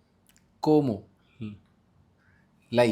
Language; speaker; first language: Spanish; non-native, learner; Hindi